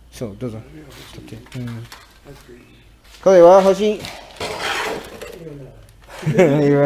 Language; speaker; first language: Japanese; non-native, learner; English